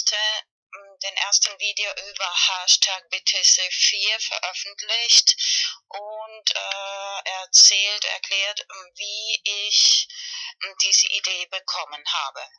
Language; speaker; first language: German; non-native, fluent; Spanish